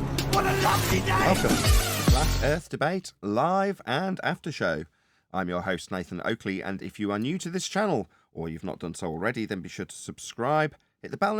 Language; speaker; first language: English; native; English